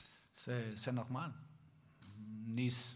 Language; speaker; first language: French; non-native, learner; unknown